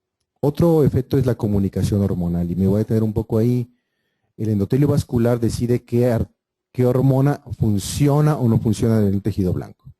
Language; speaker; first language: Spanish; native; Spanish